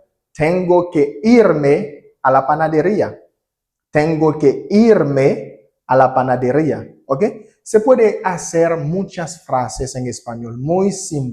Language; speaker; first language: Spanish; non-native, learner; Haitian Creole